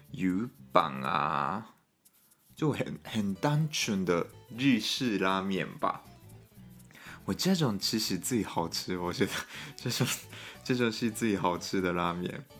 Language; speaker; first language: Chinese; non-native, fluent; Japanese